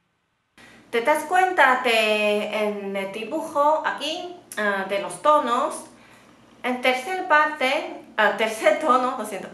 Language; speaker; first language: Spanish; non-native, fluent; Chinese